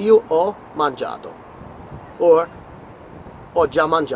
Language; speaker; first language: Italian; non-native, fluent; English